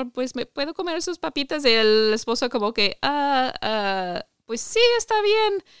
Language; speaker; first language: Spanish; non-native, fluent; English